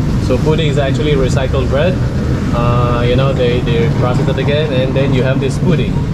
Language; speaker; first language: English; non-native, local second language; Filipino